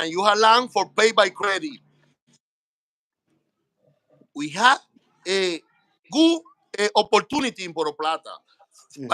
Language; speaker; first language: English; non-native, learner; Spanish